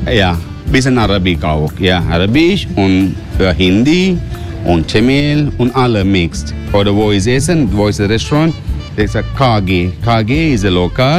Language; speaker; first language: German; non-native, learner; Sinhala